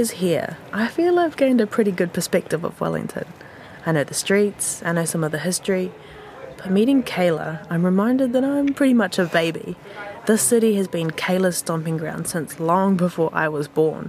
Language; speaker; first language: English; native; English